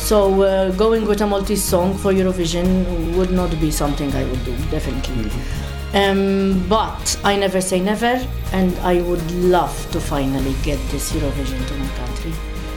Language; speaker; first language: English; non-native, fluent; Maltese